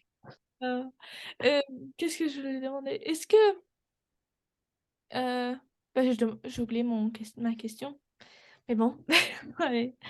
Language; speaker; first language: French; non-native, learner; English